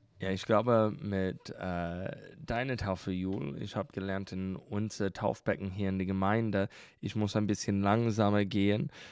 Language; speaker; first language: German; non-native, learner; English